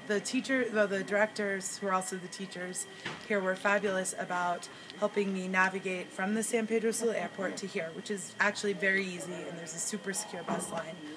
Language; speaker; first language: English; native; English